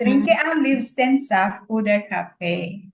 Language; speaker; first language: German; non-native, learner; Filipino